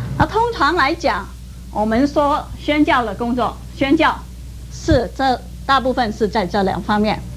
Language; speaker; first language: Chinese; non-native, local second language; Cantonese